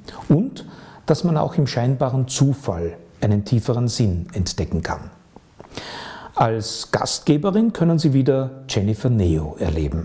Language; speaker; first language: German; native; German